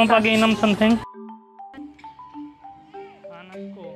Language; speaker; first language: Filipino; non-native, learner; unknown